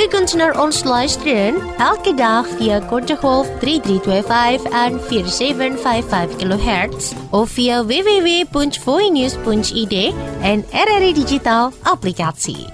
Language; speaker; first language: Dutch; non-native, fluent; Indonesian